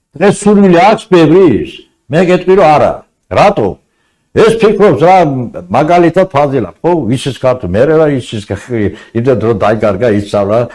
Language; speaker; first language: Georgian; non-native, local second language; Azerbaijani